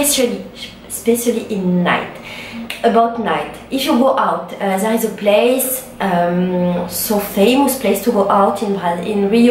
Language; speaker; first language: English; non-native, learner; French